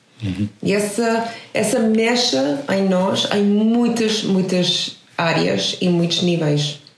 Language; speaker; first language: Portuguese; non-native, fluent; English